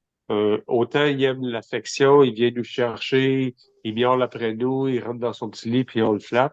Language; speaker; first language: French; native; French